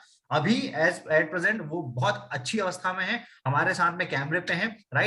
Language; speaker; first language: Hindi; native; Hindi